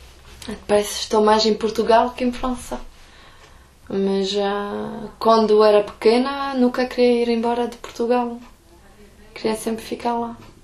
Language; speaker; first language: Portuguese; early bilingual, heritage; Portuguese